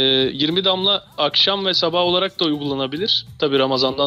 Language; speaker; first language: Turkish; native; Turkish